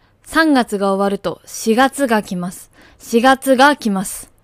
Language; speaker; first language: Japanese; native; Japanese